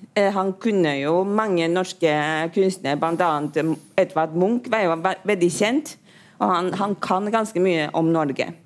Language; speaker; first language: Norwegian; non-native, fluent; Chinese